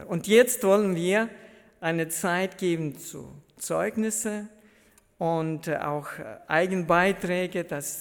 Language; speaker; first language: German; early bilingual, heritage; German